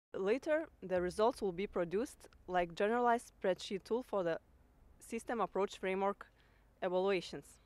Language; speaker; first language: English; non-native, fluent; Lithuanian